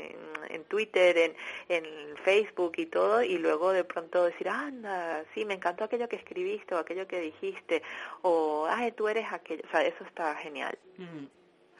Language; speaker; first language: Spanish; native; Spanish